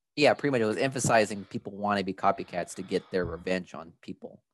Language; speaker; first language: English; early bilingual, other home language; Spanish